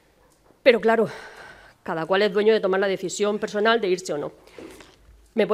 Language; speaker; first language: Spanish; native; Spanish